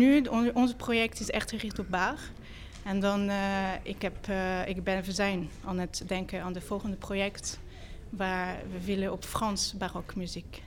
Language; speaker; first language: Dutch; non-native, fluent; French